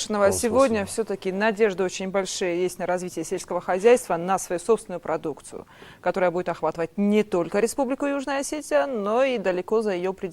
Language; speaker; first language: Russian; non-native, local second language; Ossetic